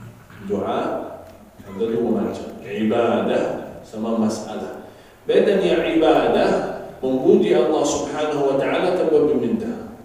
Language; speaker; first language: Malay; non-native, fluent; Arabic